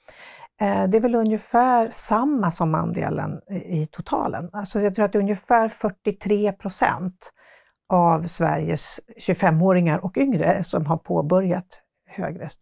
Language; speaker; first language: Swedish; native; Swedish